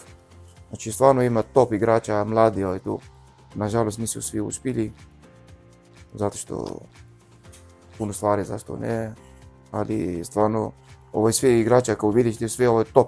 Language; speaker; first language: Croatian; non-native, learner; Arabic